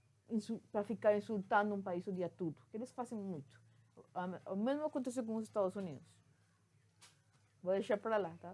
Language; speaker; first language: Portuguese; non-native, fluent; Spanish